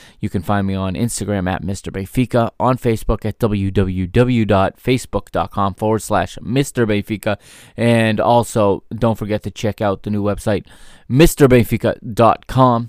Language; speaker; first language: English; native; English